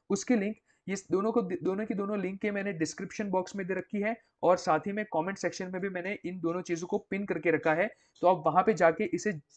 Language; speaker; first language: Hindi; non-native, local second language; Gujarati